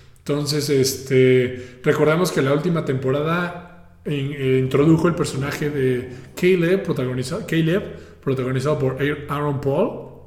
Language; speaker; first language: Spanish; native; Spanish